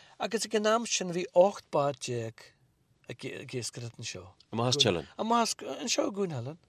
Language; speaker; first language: Irish; native; Irish